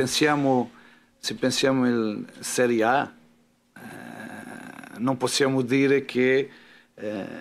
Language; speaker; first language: Italian; non-native, learner; Portuguese